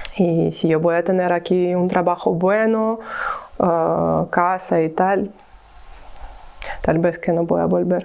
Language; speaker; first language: Spanish; non-native, learner; Ukrainian